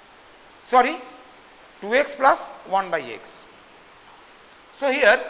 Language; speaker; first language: English; non-native, local second language; Bangla